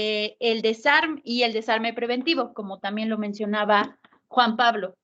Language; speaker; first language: Spanish; native; Spanish